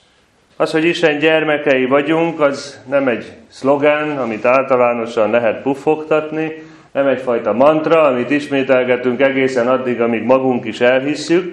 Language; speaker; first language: Hungarian; native; Hungarian